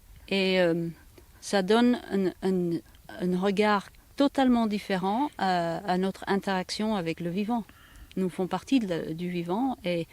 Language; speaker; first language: French; non-native, fluent; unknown